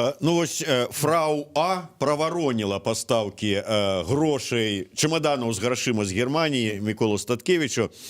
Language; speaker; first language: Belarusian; native; Belarusian